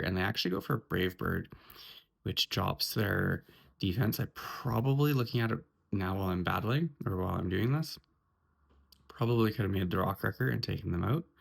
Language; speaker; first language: English; native; English